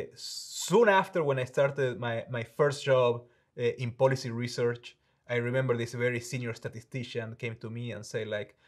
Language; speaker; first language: English; non-native, fluent; Spanish